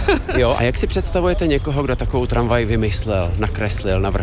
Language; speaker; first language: Czech; native; Czech